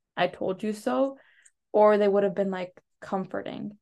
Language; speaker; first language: English; early bilingual, other home language; Telugu